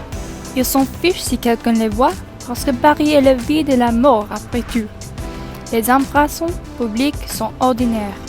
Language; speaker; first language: French; non-native, learner; English